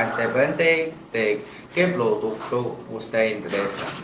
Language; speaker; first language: Spanish; non-native, learner; Chinese